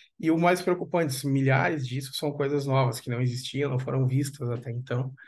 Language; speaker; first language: Portuguese; native; Portuguese